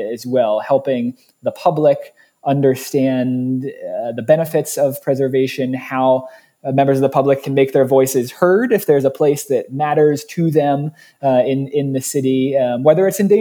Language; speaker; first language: English; native; English